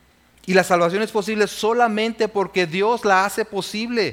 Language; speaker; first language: Spanish; native; Spanish